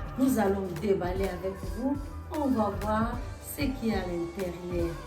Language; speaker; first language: French; non-native, local second language; Lingala